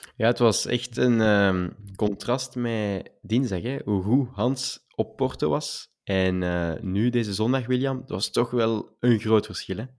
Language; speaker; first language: Dutch; native; Dutch